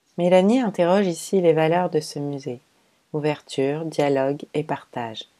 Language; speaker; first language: French; native; French